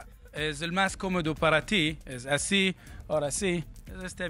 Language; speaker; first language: Spanish; non-native, learner; Arabic